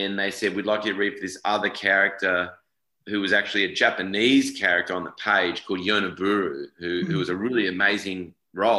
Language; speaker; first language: English; native; English